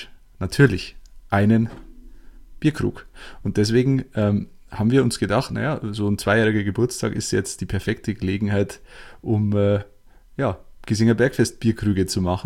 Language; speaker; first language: German; native; German